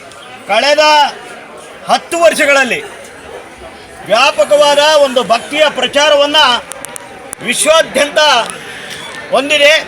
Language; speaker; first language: Kannada; native; Kannada